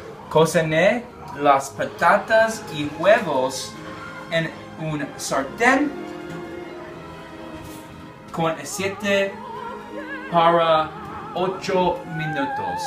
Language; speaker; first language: Spanish; non-native, learner; English